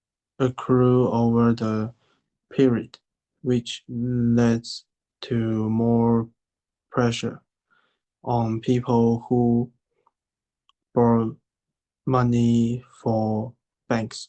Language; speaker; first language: English; non-native, learner; Chinese